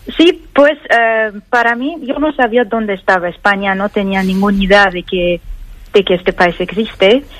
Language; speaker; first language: Spanish; non-native, fluent; Persian